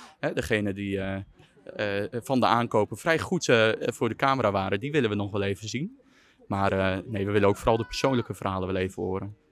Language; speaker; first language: Dutch; native; Dutch